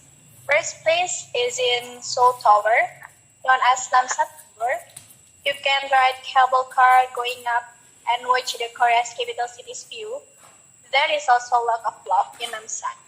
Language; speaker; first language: English; non-native, learner; Indonesian